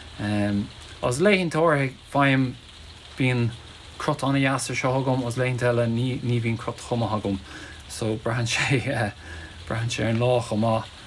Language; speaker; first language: Irish; native; Irish